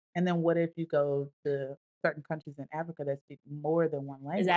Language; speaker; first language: English; native; English